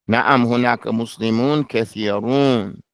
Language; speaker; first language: Arabic; non-native, fluent; English